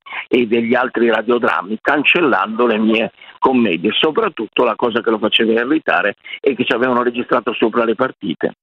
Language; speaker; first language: Italian; native; Italian